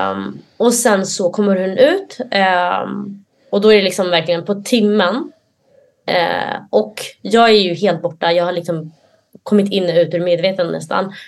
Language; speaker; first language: Swedish; early bilingual, other home language; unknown